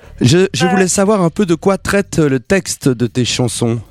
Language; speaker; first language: French; native; French